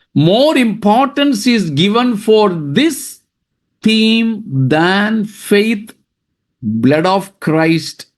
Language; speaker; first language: English; non-native, local second language; Malayalam